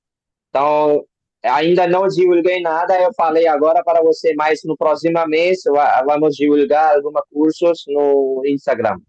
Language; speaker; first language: Portuguese; non-native, learner; Hindi